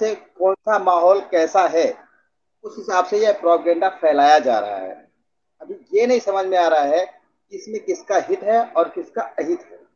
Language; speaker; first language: Hindi; native; Hindi